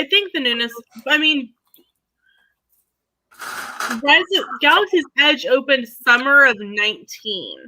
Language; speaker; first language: English; native; English